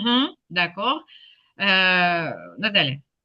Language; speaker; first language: French; non-native, fluent; Ukrainian